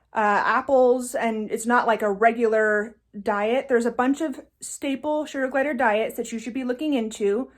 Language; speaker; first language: English; native; English